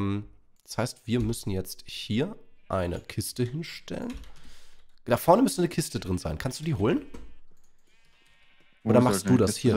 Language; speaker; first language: German; native; German